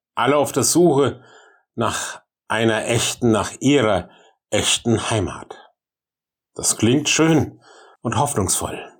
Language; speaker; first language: German; native; German